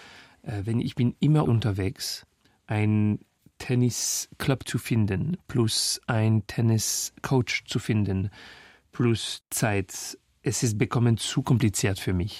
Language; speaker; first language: German; non-native, learner; French